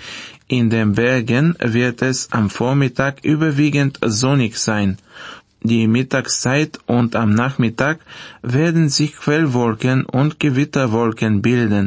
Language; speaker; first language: German; non-native, fluent; Bulgarian